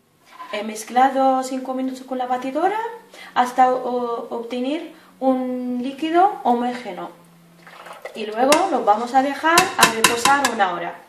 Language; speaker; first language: Spanish; non-native, fluent; Arabic